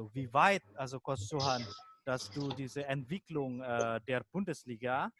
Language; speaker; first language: German; non-native, fluent; Indonesian